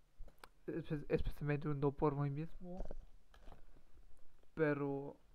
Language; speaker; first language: Spanish; non-native, learner; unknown